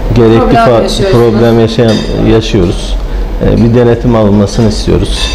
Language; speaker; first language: Turkish; native; Turkish